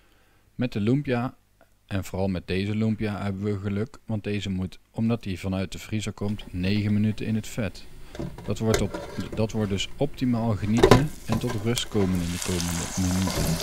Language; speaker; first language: Dutch; native; Dutch